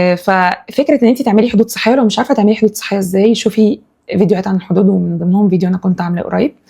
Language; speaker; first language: Arabic; native; Arabic